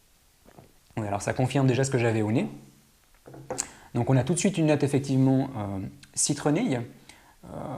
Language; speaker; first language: French; native; French